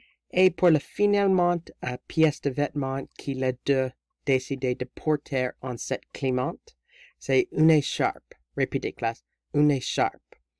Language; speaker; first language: French; non-native, learner; English